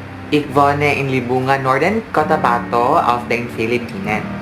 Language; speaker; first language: German; non-native, learner; Filipino